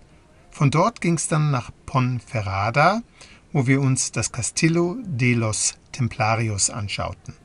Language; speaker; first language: German; native; German